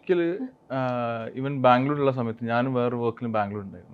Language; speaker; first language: Malayalam; native; Malayalam